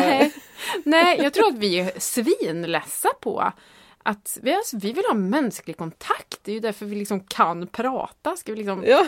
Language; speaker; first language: Swedish; native; Swedish